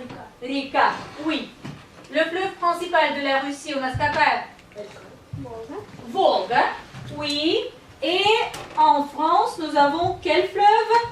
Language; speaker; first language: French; non-native, fluent; Russian